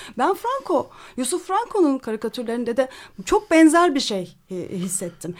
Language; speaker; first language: Turkish; native; Turkish